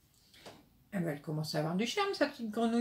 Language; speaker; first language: French; native; French